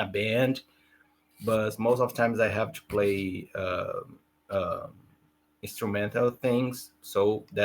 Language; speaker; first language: English; non-native, learner; Portuguese